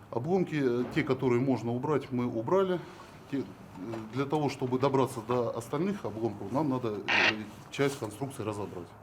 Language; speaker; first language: Russian; native; Russian